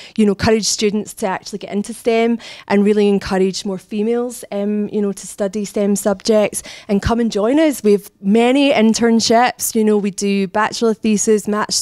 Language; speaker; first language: English; native; English